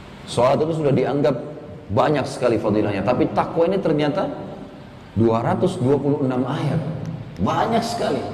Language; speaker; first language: Indonesian; native; Indonesian